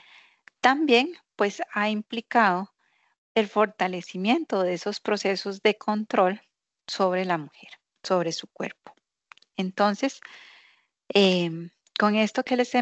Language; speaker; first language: Spanish; native; Spanish